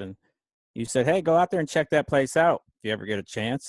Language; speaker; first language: English; native; English